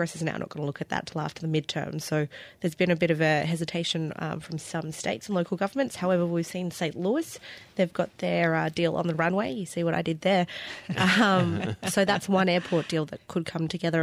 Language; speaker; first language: English; native; English